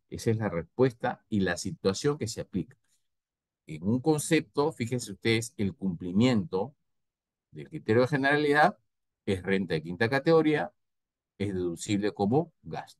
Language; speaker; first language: Spanish; native; Spanish